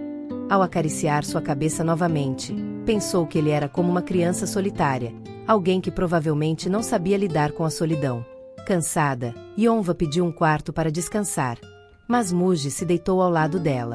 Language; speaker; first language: Portuguese; native; Portuguese